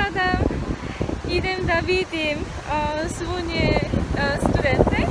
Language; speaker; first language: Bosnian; non-native, learner; Korean